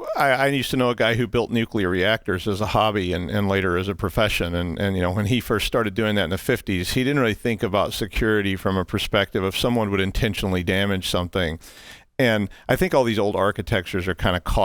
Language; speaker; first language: English; native; English